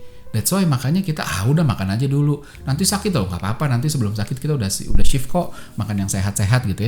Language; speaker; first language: Indonesian; native; Indonesian